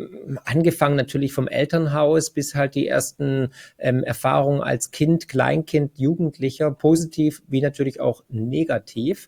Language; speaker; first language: German; native; German